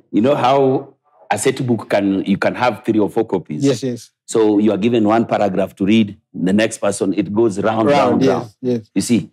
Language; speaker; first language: English; non-native, local second language; Luo (Kenya and Tanzania)